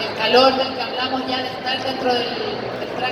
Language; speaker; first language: Spanish; native; Spanish